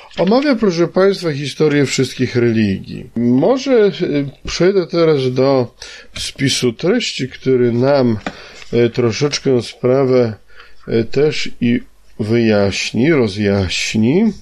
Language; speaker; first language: Polish; native; Polish